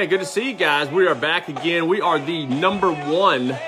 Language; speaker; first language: English; native; English